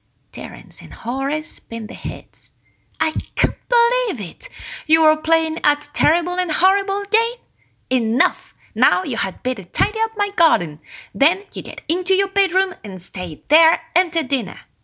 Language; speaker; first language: English; non-native, fluent; French